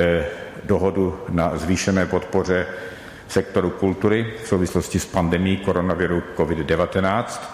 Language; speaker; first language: Czech; native; Czech